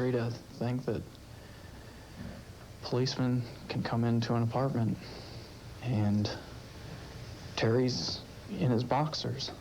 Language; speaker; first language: English; native; English